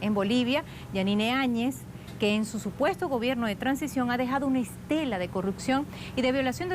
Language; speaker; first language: Spanish; native; Spanish